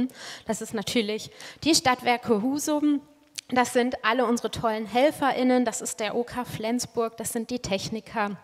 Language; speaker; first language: German; native; German